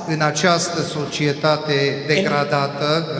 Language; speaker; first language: Romanian; non-native, fluent; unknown